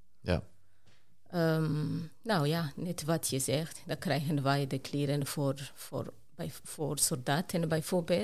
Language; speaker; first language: Dutch; non-native, fluent; Rundi